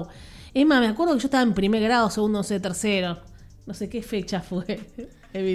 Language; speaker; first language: Spanish; native; Spanish